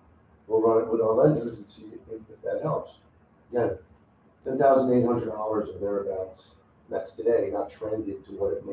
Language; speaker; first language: English; native; English